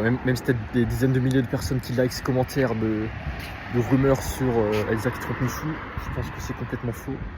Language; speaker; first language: French; native; French